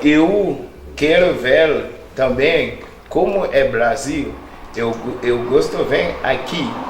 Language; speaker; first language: Portuguese; non-native, learner; Haitian Creole